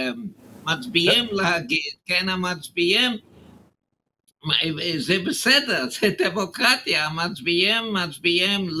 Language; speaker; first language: Hebrew; non-native, fluent; English